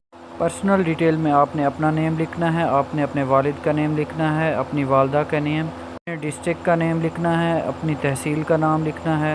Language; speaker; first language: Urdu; non-native, local second language; Punjabi